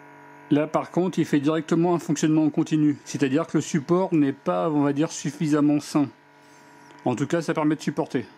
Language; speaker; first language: French; native; French